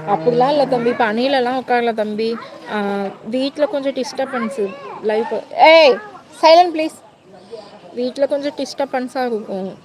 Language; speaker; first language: Tamil; non-native, local second language; Telugu